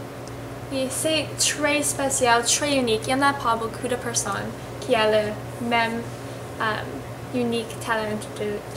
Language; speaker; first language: French; non-native, learner; English